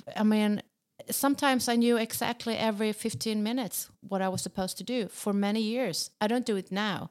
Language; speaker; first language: English; non-native, fluent; Swedish